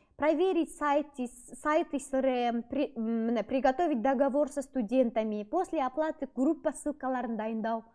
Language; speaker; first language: Russian; non-native, local second language; Kazakh